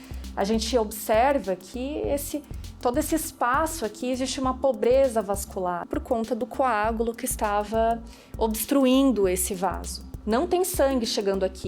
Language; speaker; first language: Portuguese; native; Portuguese